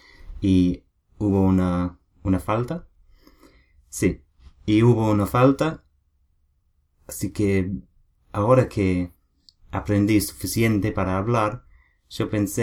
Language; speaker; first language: Spanish; non-native, learner; English